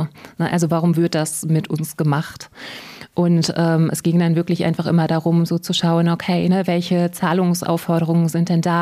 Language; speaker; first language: German; native; German